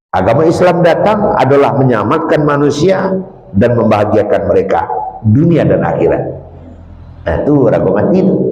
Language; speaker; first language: Malay; non-native, local second language; Minangkabau